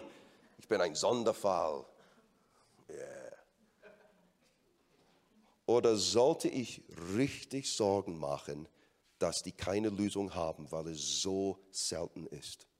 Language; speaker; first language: German; non-native, fluent; English